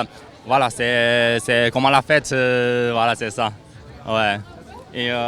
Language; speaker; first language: French; non-native, learner; Chinese